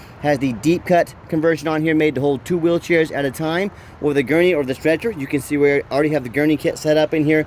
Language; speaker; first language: English; native; English